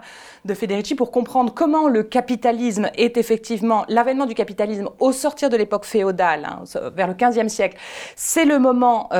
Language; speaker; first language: French; native; French